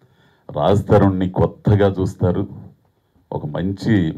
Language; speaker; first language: Telugu; native; Telugu